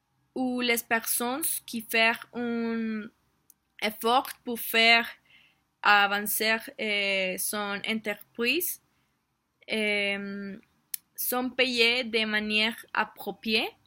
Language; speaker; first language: French; non-native, learner; Spanish